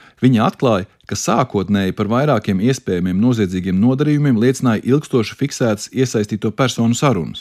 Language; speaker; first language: Latvian; native; Latvian